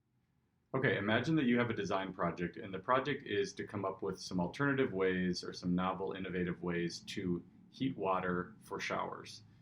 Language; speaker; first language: English; native; English